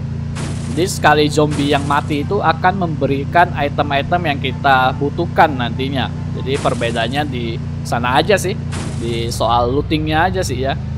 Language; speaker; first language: Indonesian; native; Indonesian